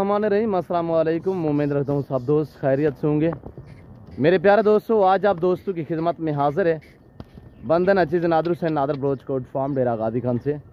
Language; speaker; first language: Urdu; non-native, local second language; Saraiki